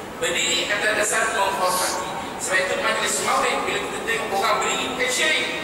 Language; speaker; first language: Malay; native; Malay